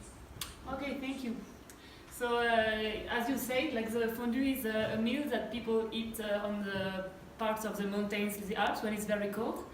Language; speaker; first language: English; non-native, learner; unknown